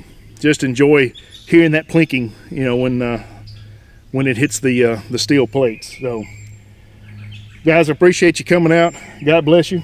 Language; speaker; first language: English; native; English